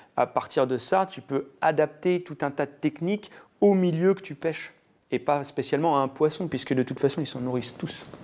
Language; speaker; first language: French; native; French